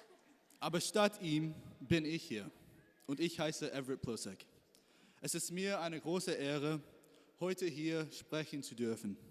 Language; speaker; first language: German; non-native, learner; English